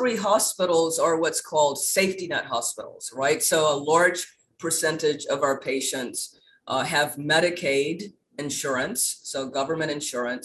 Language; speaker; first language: English; native; English